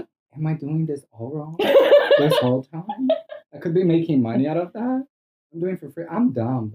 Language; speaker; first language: English; non-native, fluent; Portuguese